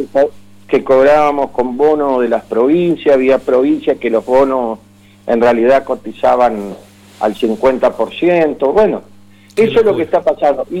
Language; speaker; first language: Spanish; native; Spanish